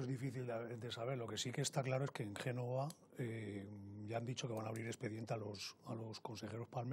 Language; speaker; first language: Spanish; native; Spanish